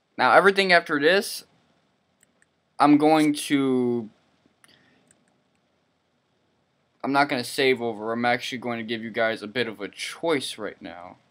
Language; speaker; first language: English; native; English